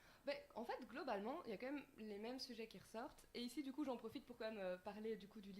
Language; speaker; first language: French; native; French